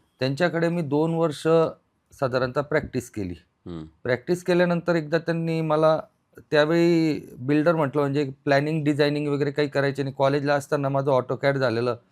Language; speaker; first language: Marathi; native; Marathi